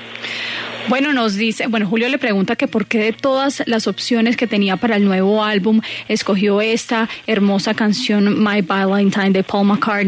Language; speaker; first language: Spanish; native; Spanish